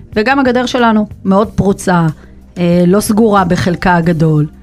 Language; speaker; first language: Hebrew; native; Hebrew